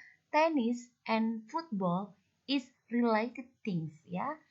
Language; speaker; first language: English; non-native, learner; Indonesian